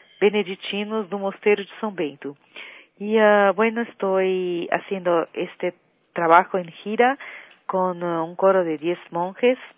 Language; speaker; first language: Spanish; non-native, fluent; Portuguese